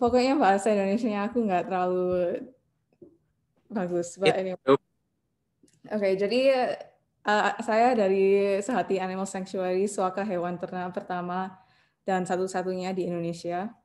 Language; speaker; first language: Indonesian; non-native, learner; English